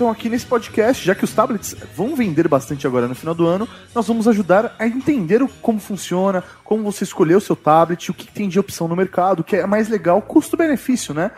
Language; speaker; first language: Portuguese; native; Portuguese